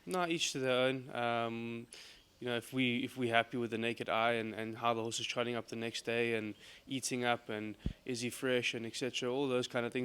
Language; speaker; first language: English; native; English